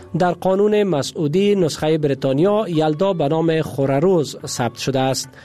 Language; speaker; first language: Persian; native; Persian